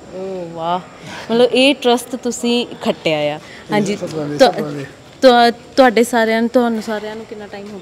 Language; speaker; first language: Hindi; non-native, local second language; Punjabi